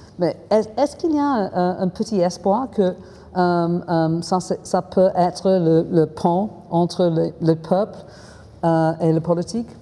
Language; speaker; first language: French; non-native, fluent; English